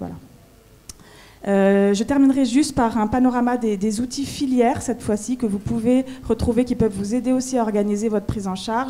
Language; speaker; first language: French; native; French